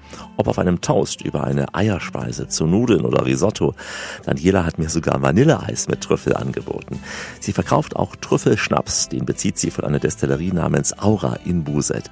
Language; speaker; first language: German; native; German